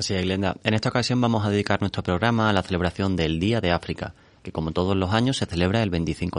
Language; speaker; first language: Spanish; native; Spanish